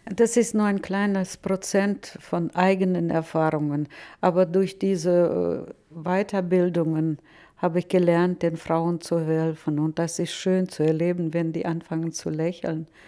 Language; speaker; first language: German; non-native, fluent; Russian